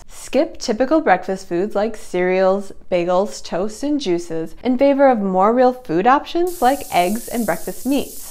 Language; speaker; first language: English; native; English